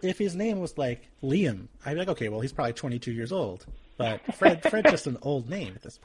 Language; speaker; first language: English; native; English